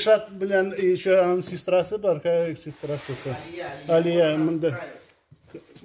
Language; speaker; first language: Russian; non-native, local second language; Tatar